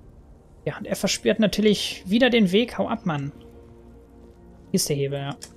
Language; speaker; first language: German; native; German